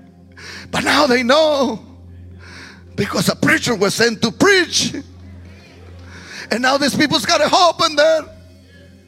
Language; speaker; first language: English; non-native, fluent; Spanish